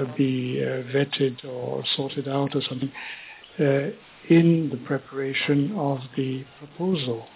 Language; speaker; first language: English; non-native, fluent; French